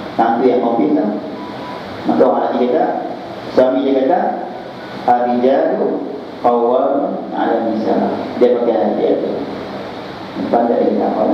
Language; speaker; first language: Malay; native; Malay